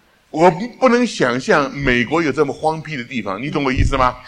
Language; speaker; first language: Chinese; native; Chinese